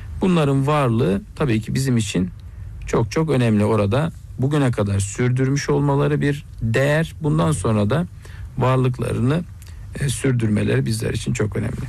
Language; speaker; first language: Turkish; native; Turkish